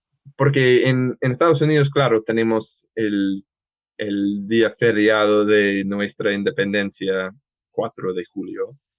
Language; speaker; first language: Spanish; non-native, fluent; English